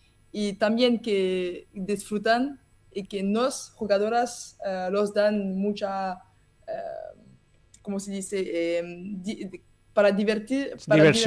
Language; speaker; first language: Spanish; non-native, learner; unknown